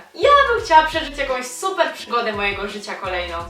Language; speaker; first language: Polish; native; Polish